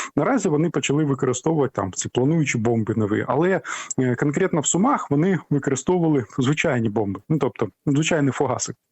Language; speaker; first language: Ukrainian; native; Ukrainian